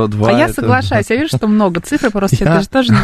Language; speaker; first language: Russian; native; Russian